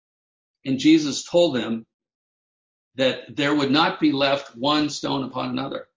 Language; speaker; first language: English; native; English